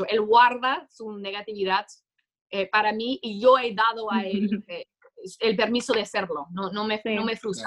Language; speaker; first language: Spanish; non-native, fluent; English